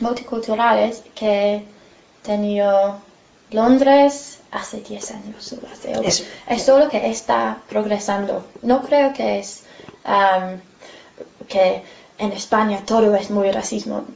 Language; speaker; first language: Spanish; non-native, fluent; English